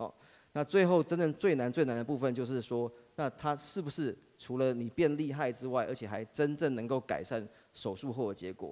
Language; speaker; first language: Chinese; native; Chinese